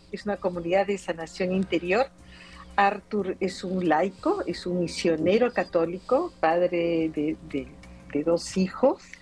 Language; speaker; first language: Spanish; native; Spanish